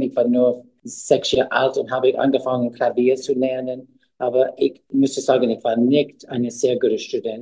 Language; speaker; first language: German; non-native, learner; English